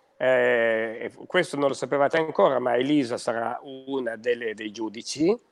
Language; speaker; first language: Italian; native; Italian